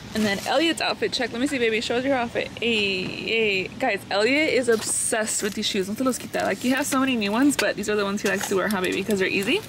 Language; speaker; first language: English; early bilingual, other home language; Spanish